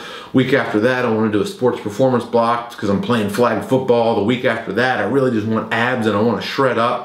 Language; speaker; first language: English; native; English